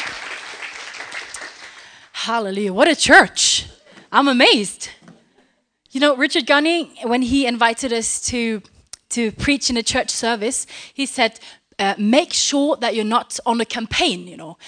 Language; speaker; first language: English; non-native, fluent; Norwegian